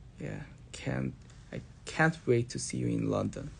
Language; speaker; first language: English; non-native, learner; Korean